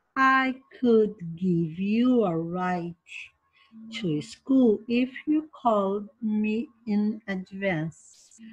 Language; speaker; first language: English; non-native, fluent; Portuguese